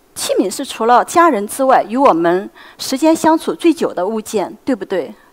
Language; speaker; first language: Chinese; native; Chinese